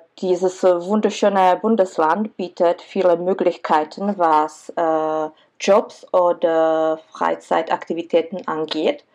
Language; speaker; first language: German; non-native, fluent; Czech